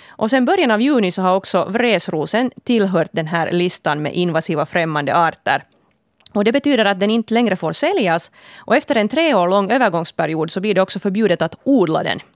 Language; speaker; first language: Swedish; native; Swedish